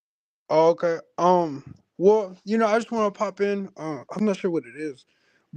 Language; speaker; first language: English; native; English